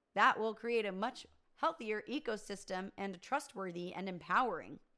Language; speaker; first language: English; native; English